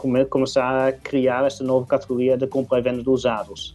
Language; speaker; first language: Portuguese; non-native, fluent; Dutch